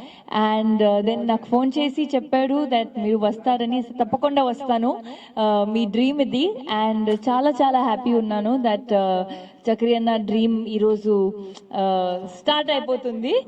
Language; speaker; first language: Telugu; non-native, local second language; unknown